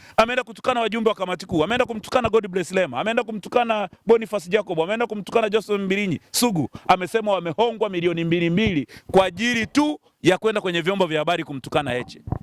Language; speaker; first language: Swahili; native; Swahili